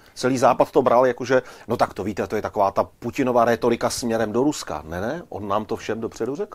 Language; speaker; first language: Czech; native; Czech